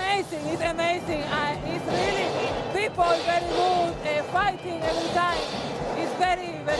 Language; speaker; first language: English; non-native, learner; Spanish